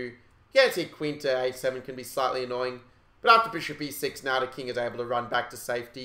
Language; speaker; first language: English; native; English